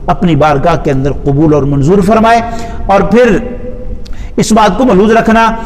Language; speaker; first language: Urdu; non-native, local second language; Punjabi